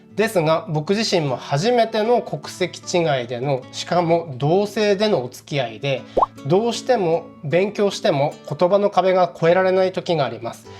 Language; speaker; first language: Japanese; native; Japanese